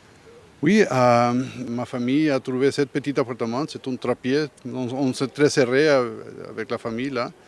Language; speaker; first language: French; non-native, learner; Spanish